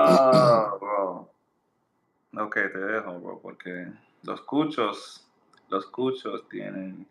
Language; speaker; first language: Spanish; non-native, learner; English